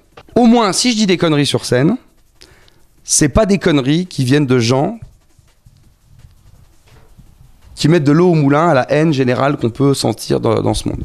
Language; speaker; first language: French; native; French